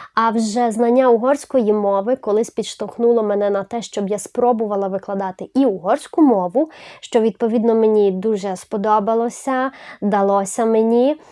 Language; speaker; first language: Ukrainian; non-native, local second language; Hungarian